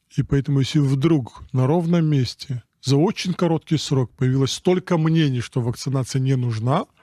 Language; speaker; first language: Russian; non-native, local second language; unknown